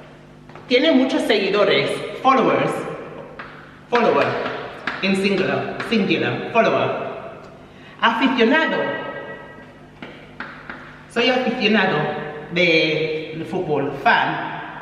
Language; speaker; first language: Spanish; non-native, fluent; English